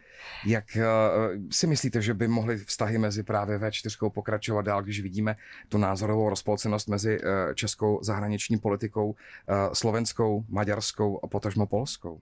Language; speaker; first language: Czech; native; Czech